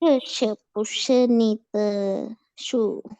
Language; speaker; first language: Chinese; non-native, learner; Indonesian